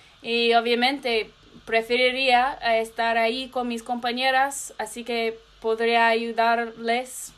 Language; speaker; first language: Spanish; non-native, learner; English